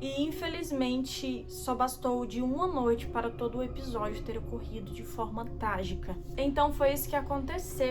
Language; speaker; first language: Portuguese; native; Portuguese